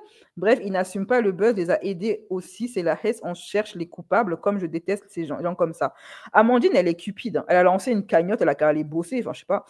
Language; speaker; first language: French; native; French